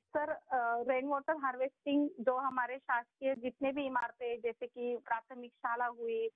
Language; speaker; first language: Hindi; non-native, local second language; Marathi